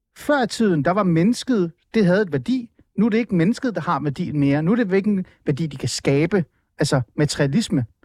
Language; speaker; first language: Danish; early bilingual, other home language; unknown